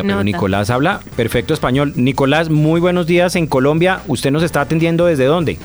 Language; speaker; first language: Spanish; native; Spanish